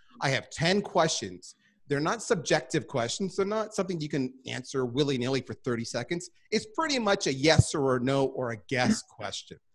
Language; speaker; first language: English; native; English